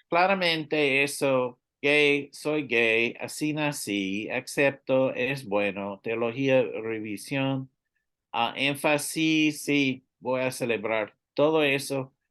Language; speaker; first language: Spanish; non-native, learner; English